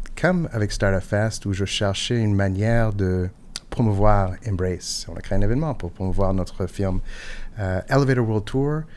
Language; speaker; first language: French; non-native, fluent; English